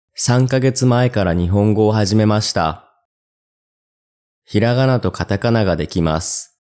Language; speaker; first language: Japanese; non-native, learner; English